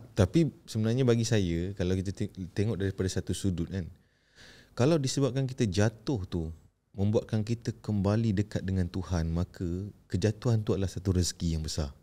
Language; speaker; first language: Malay; native; Malay